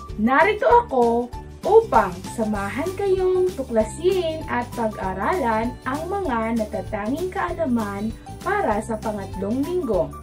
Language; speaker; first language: Filipino; non-native, local second language; Maranao